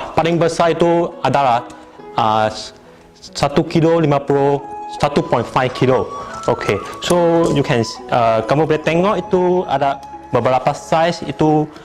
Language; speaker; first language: Malay; non-native, local second language; Min Nan Chinese